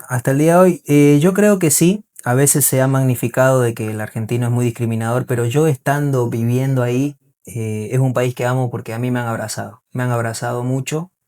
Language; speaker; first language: Spanish; native; Spanish